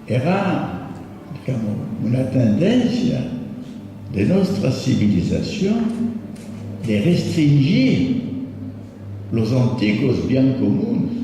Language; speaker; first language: Spanish; non-native, fluent; French